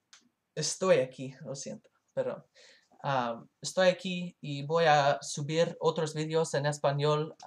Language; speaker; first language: Spanish; non-native, learner; English